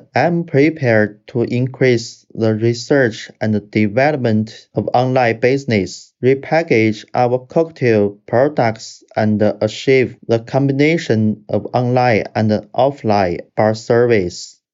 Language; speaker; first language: English; non-native, fluent; Chinese